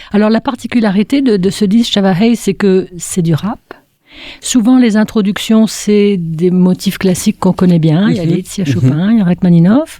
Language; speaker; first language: French; native; French